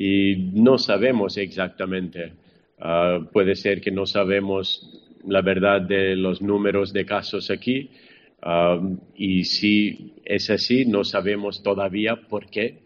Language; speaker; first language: Spanish; non-native, fluent; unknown